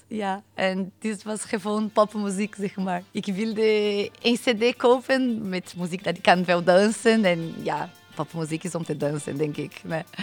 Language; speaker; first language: Dutch; non-native, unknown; Portuguese